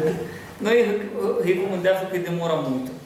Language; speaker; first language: Portuguese; non-native, fluent; Arabic